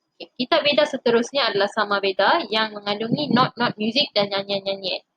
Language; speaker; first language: Malay; non-native, local second language; Tamil